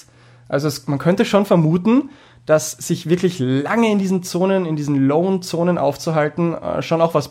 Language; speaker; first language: German; native; German